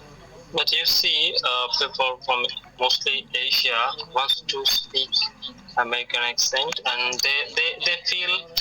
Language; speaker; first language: English; non-native, learner; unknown